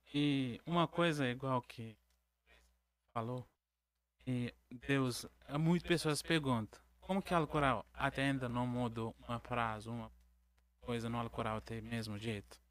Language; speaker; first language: Portuguese; non-native, learner; Arabic